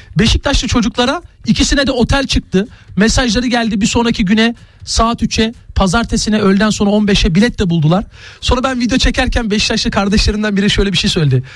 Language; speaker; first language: Turkish; native; Turkish